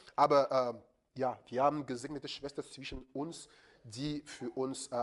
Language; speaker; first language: German; non-native, fluent; French